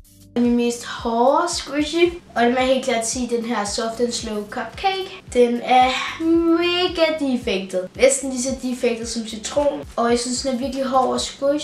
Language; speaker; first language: Danish; native; Danish